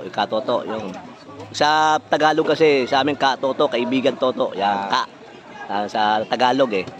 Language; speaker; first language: Filipino; native; Filipino